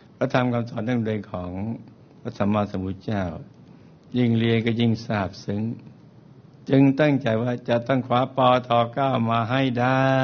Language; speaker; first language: Thai; early bilingual, heritage; Thai